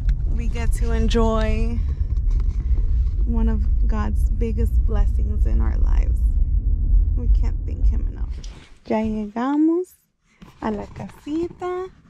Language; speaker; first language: English; early bilingual, other home language; Spanish